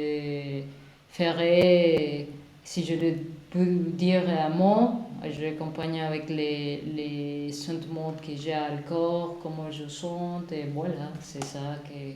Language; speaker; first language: French; non-native, learner; Spanish